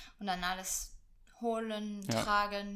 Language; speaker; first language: German; non-native, fluent; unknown